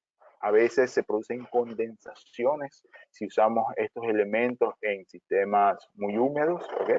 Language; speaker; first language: Spanish; native; Spanish